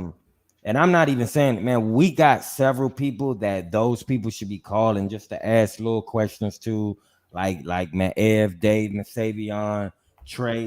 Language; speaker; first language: English; native; English